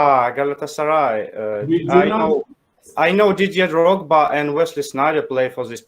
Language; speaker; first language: English; non-native, learner; Ukrainian